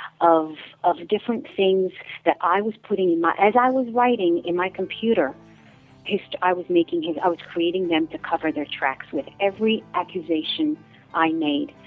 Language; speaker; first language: English; native; English